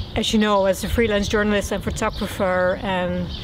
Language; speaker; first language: English; non-native, fluent; Dutch